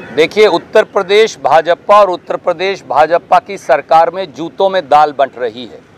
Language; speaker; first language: Hindi; native; Hindi